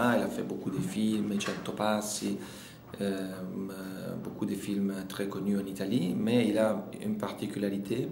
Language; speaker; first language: French; non-native, fluent; Italian